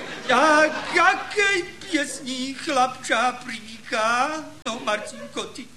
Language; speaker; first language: Slovak; native; Slovak